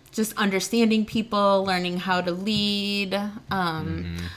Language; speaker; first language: English; native; English